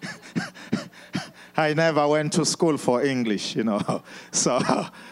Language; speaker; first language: English; non-native, fluent; Portuguese